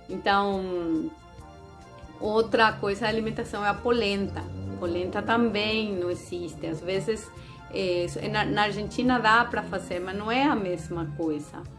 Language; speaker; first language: Portuguese; non-native, fluent; Spanish